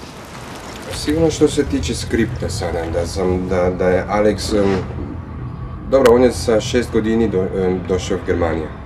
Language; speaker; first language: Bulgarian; non-native, learner; Croatian